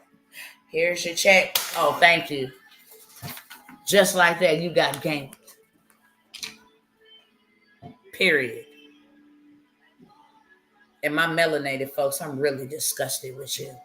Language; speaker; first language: English; native; English